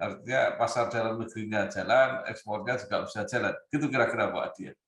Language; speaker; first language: Indonesian; native; Indonesian